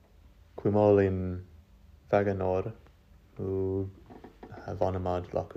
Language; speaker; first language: Estonian; non-native, learner; English